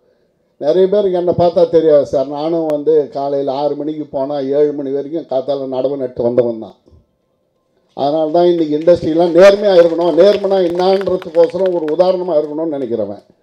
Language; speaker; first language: Tamil; native; Tamil